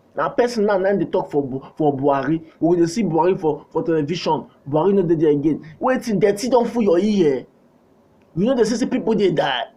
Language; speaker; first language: Nigerian Pidgin; non-native, local second language; Yoruba